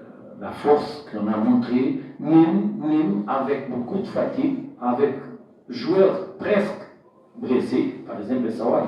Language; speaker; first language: French; non-native, fluent; Portuguese